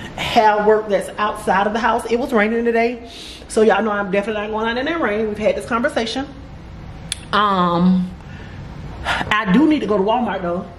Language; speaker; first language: English; native; English